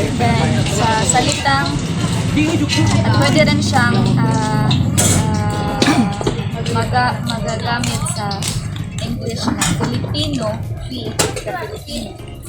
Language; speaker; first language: Filipino; non-native, local second language; Cebuano